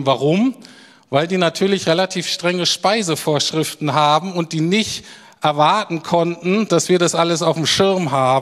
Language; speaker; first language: German; native; German